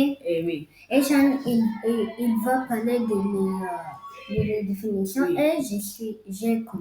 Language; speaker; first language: French; non-native, local second language; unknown